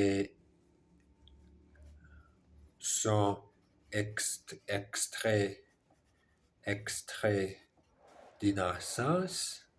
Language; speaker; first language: French; non-native, learner; Portuguese